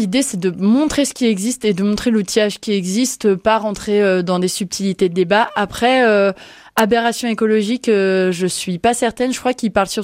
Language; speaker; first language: French; native; French